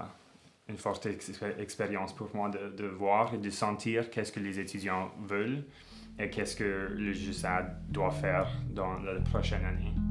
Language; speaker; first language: French; non-native, local second language; English